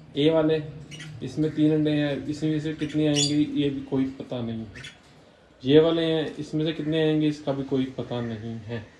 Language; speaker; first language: Urdu; non-native, local second language; Punjabi